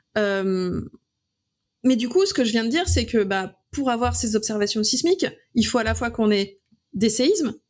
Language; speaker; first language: French; native; French